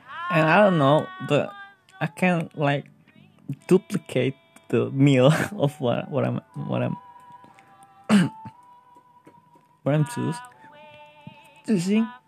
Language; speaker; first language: English; non-native, fluent; Indonesian